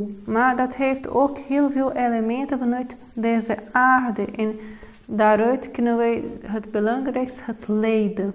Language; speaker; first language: Dutch; non-native, fluent; Portuguese